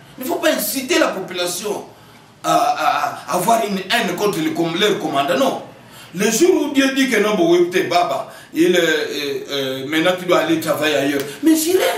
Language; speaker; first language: French; non-native, local second language; Kongo